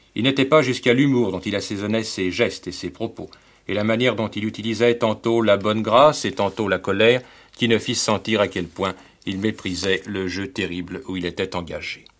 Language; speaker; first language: French; native; French